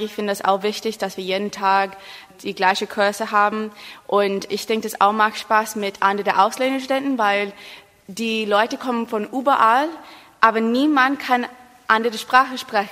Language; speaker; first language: German; non-native, learner; English